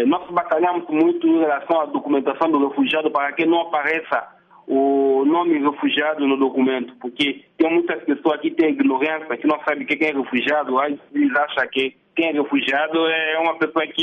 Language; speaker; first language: Portuguese; non-native, fluent; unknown